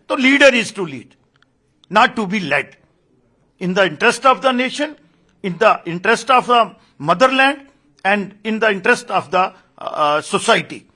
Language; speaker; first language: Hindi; non-native, local second language; Dogri